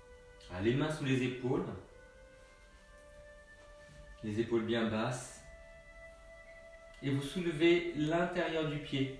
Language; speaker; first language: French; native; French